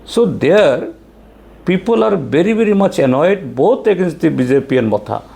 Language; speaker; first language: English; non-native, local second language; Bangla